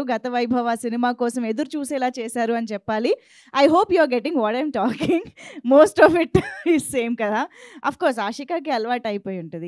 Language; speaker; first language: Telugu; native; Telugu